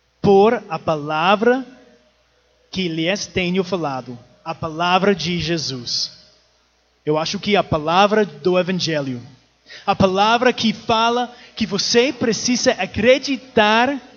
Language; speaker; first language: Portuguese; non-native, learner; English